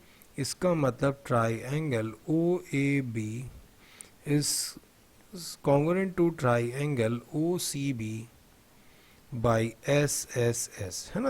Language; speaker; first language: Hindi; native; Hindi